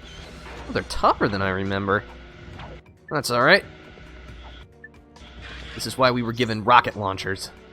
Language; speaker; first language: English; native; English